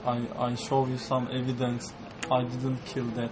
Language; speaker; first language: English; non-native, learner; Turkish